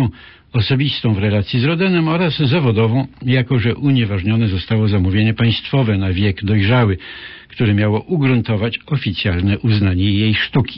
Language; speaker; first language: Polish; native; Polish